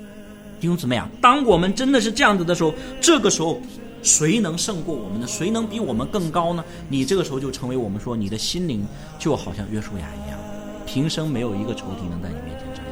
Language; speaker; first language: Chinese; native; Chinese